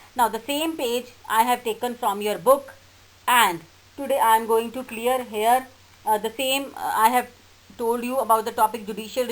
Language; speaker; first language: English; non-native, local second language; Hindi